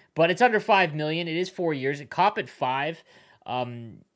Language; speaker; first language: English; native; English